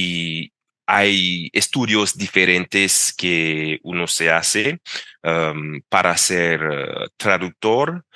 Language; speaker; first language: Spanish; non-native, fluent; English